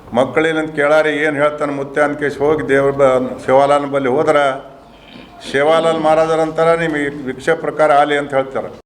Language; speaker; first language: Kannada; non-native, local second language; Lambadi